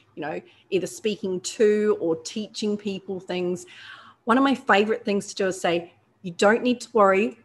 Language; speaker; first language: English; native; English